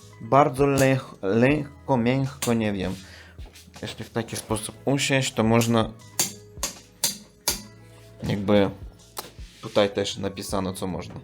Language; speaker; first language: Polish; non-native, learner; Russian